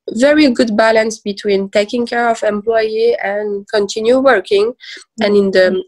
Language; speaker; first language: English; early bilingual, other home language; Persian